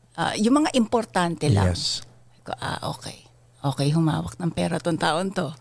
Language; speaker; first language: Filipino; native; Filipino